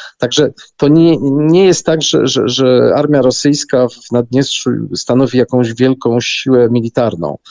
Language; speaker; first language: Polish; native; Polish